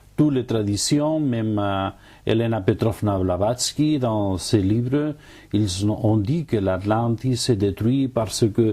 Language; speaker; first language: French; non-native, fluent; Spanish